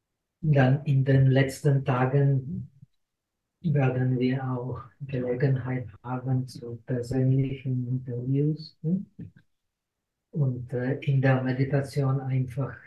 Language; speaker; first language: German; non-native, fluent; Czech